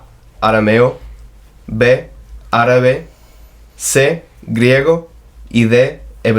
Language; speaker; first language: Spanish; non-native, fluent; English